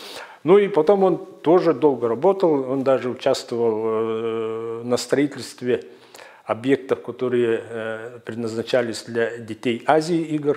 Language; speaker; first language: Russian; native; Russian